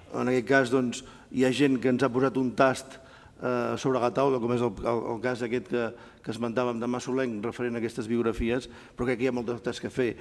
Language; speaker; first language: Catalan; native; Catalan